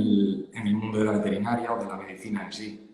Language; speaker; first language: Spanish; native; Spanish